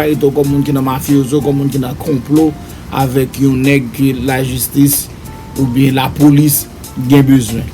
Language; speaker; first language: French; non-native, local second language; Haitian Creole